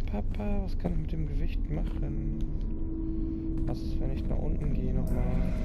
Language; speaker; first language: German; native; German